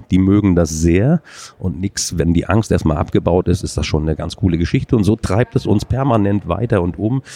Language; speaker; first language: German; native; German